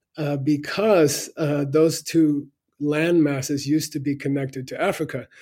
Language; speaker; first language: English; native; English